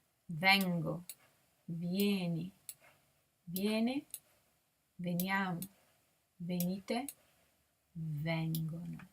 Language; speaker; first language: Italian; non-native, fluent; English